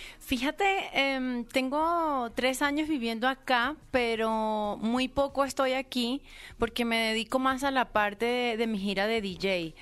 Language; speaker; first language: Spanish; native; Spanish